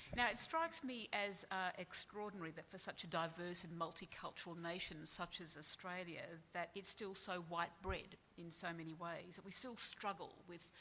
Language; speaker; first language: English; native; English